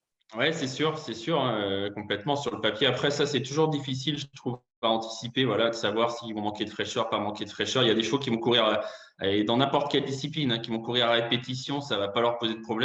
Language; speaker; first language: French; native; French